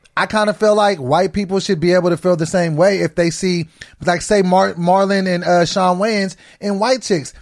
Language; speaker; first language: English; native; English